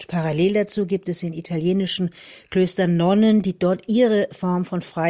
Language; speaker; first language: German; native; German